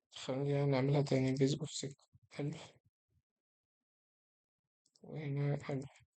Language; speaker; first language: Arabic; native; Arabic